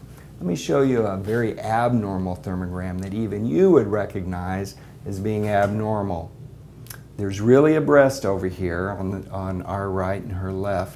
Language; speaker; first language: English; native; English